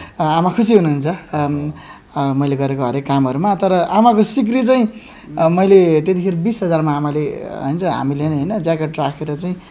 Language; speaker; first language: Nepali; native; Nepali